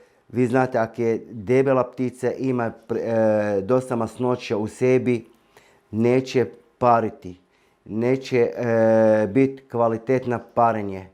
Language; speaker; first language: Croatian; non-native, fluent; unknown